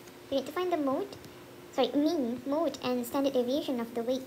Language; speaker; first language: English; non-native, local second language; Malay